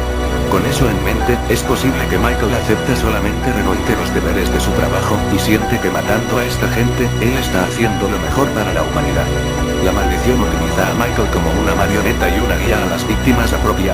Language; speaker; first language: Spanish; native; Spanish